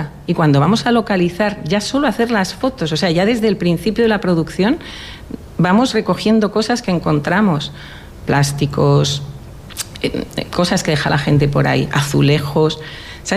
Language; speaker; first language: Spanish; native; Spanish